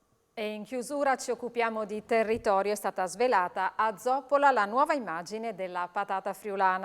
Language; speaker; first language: Italian; native; Italian